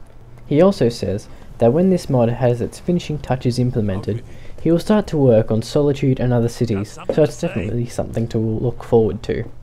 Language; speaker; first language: English; native; English